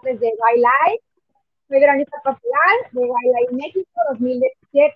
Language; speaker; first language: Spanish; native; Spanish